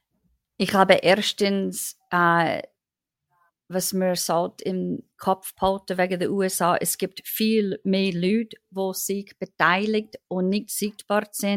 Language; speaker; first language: German; non-native, fluent; English